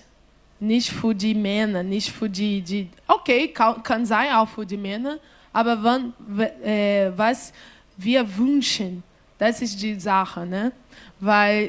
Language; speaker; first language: German; non-native, learner; Portuguese